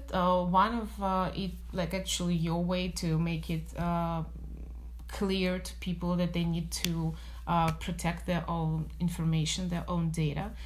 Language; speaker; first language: English; non-native, fluent; Russian